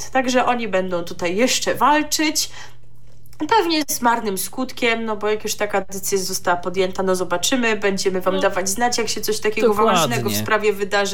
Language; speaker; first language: Polish; native; Polish